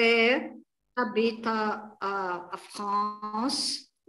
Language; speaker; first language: French; non-native, learner; Portuguese